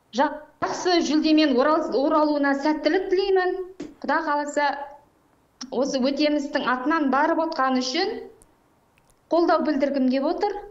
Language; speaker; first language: Kazakh; native; Kazakh